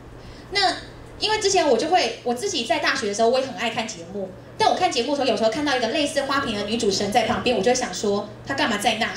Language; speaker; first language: Chinese; native; Chinese